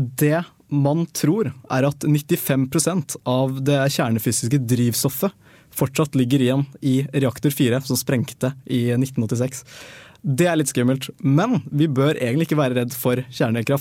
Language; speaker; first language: Norwegian; native; Norwegian